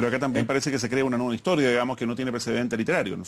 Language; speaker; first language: Spanish; native; Spanish